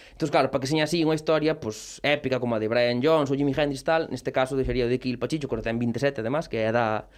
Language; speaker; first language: Galician; non-native, local second language; Spanish